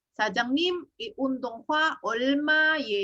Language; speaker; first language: Korean; non-native, fluent; Indonesian